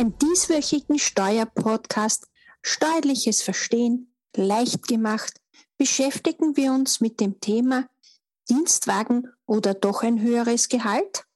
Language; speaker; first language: German; native; German